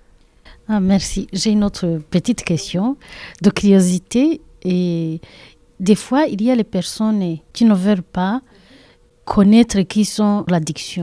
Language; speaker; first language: French; non-native, learner; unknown